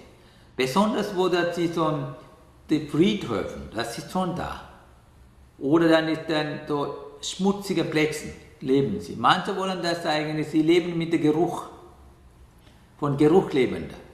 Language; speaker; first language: German; non-native, learner; Sinhala